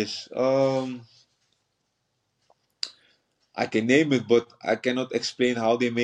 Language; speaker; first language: English; non-native, fluent; Dutch